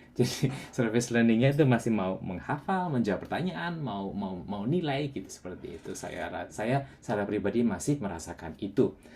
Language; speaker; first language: Indonesian; non-native, local second language; Javanese